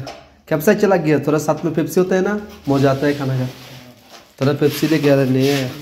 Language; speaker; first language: Hindi; non-native, learner; Bangla